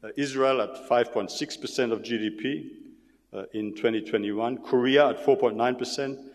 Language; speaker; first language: English; non-native, fluent; German